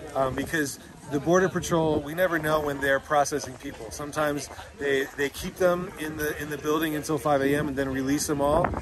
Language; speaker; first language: English; native; English